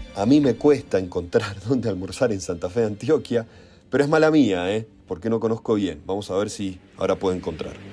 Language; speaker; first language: Spanish; native; Spanish